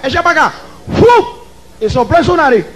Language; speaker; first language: Spanish; native; Spanish